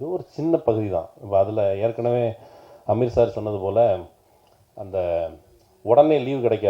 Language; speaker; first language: Tamil; native; Tamil